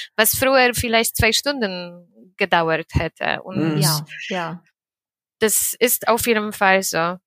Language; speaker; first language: German; non-native, fluent; Polish